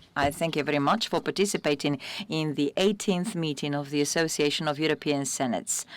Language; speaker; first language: English; non-native, fluent; Slovenian